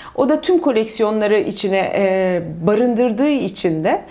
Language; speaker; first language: Turkish; native; Turkish